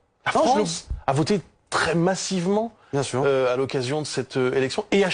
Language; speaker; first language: French; native; French